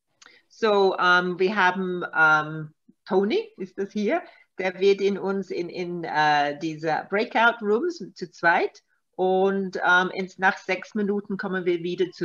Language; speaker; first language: German; non-native, learner; Maltese